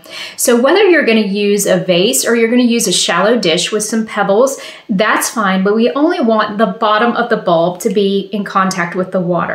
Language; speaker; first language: English; native; English